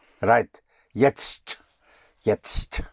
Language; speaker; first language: German; non-native, fluent; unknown